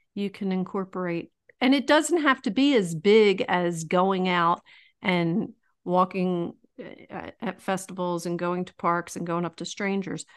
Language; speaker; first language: English; native; English